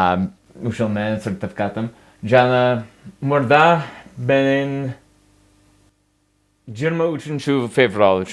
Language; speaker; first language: Kyrgyz; non-native, learner; English